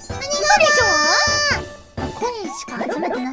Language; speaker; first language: Japanese; native; Japanese